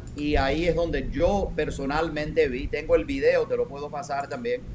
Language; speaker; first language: Spanish; early bilingual, heritage; Spanish